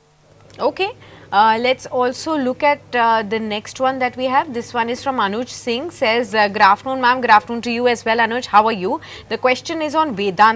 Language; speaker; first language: English; non-native, local second language; Hindi